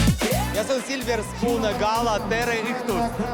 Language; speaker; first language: Estonian; non-native, local second language; Russian